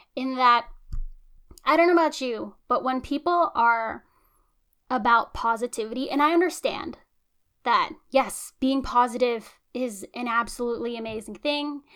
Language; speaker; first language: English; native; English